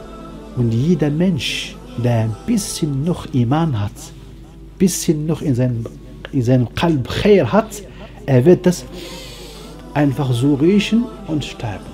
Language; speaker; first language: German; non-native, learner; Arabic